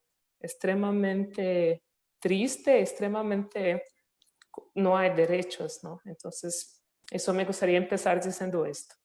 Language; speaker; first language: Spanish; non-native, fluent; Portuguese